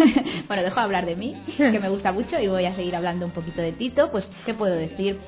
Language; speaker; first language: Spanish; native; Spanish